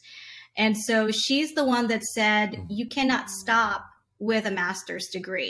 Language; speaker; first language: English; non-native, local second language; Hiligaynon